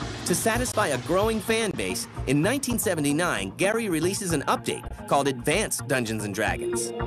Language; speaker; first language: English; native; English